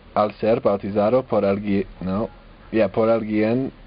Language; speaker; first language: Spanish; non-native, learner; English